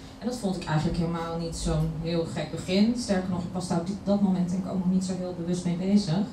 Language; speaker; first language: Dutch; early bilingual, other home language; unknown